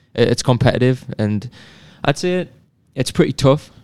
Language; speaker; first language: English; native; English